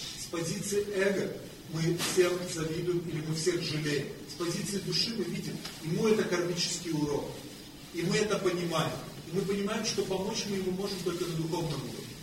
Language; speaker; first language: Russian; non-native, fluent; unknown